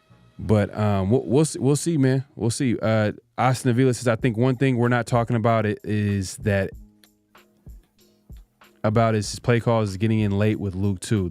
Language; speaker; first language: English; native; English